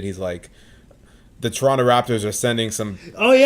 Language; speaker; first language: English; native; English